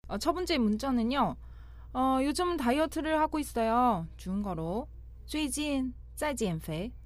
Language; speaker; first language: Korean; non-native, fluent; Chinese